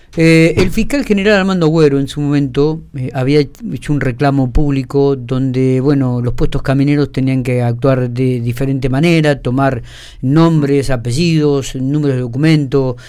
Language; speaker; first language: Spanish; native; Spanish